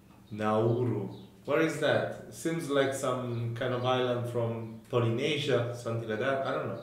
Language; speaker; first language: English; non-native, fluent; Italian